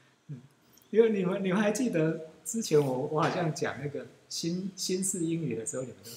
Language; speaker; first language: Chinese; native; Chinese